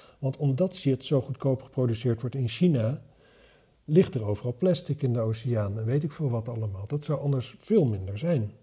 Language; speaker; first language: Dutch; native; Dutch